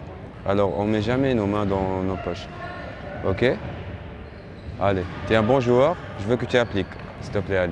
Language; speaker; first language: French; non-native, local second language; Arabic